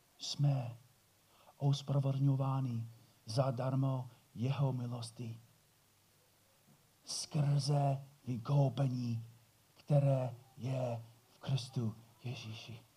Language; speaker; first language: Czech; non-native, fluent; English